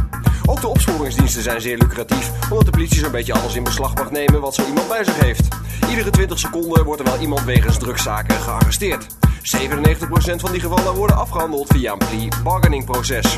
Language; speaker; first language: Dutch; native; Dutch